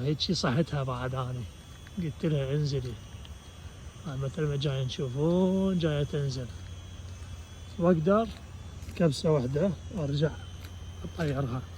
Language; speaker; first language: Arabic; native; Arabic